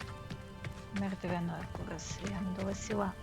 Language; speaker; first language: Turkish; non-native, learner; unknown